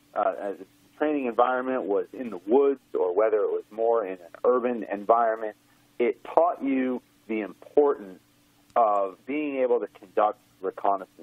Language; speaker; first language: English; native; English